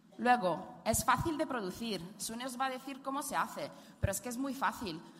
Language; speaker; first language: Spanish; non-native, fluent; Italian